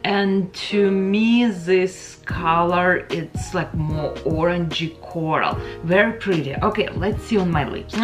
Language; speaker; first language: English; non-native, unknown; Ukrainian